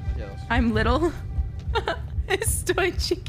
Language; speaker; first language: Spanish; non-native, learner; English